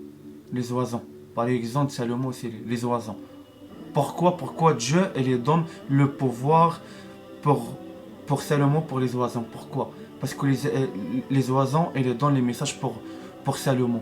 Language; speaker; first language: French; non-native, learner; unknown